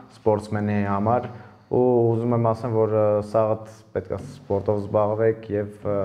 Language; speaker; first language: Armenian; early bilingual, heritage; Armenian